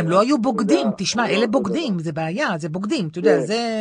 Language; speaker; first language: Hebrew; native; Hebrew